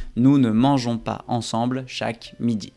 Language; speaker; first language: French; non-native, fluent; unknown